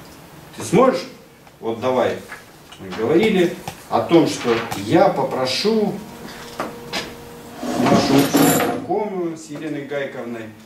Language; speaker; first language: Russian; native; Russian